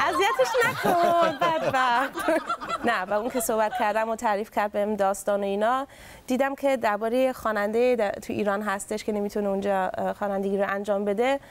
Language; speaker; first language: Persian; early bilingual, heritage; Persian